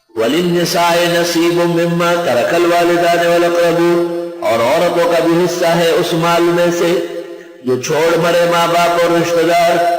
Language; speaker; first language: Urdu; non-native, local second language; Pashto